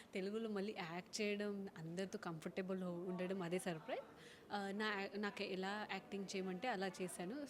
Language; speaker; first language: Telugu; non-native, fluent; Hindi